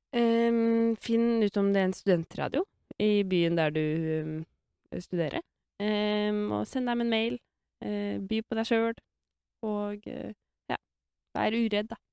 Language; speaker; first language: Norwegian; native; Norwegian